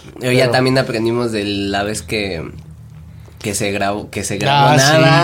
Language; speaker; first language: Spanish; native; Spanish